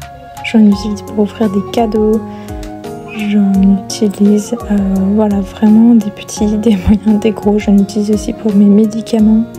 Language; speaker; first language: French; native; French